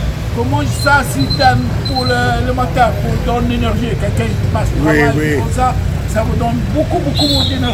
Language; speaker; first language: French; non-native, learner; Arabic